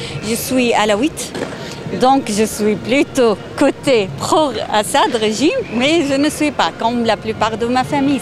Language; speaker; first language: French; non-native, fluent; Arabic